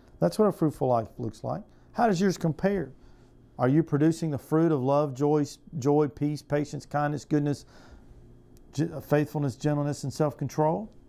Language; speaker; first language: English; native; English